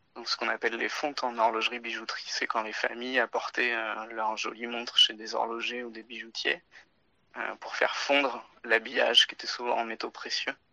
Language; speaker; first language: French; native; French